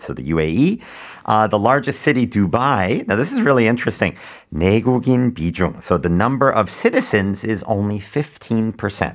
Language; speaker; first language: English; native; English